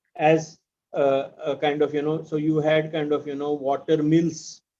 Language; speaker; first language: English; non-native, local second language; Marathi